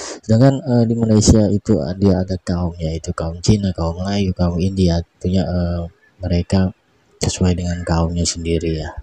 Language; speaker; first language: Indonesian; native; Indonesian